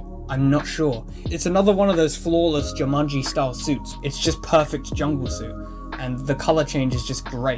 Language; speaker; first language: English; native; English